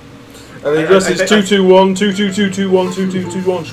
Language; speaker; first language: English; native; English